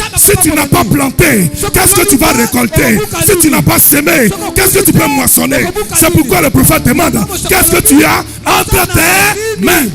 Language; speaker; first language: French; native; French